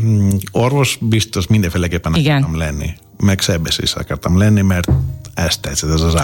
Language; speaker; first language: Hungarian; non-native, fluent; Greek